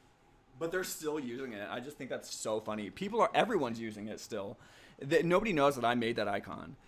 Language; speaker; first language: English; native; English